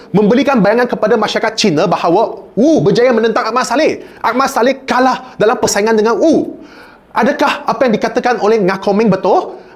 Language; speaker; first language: Malay; non-native, local second language; Chinese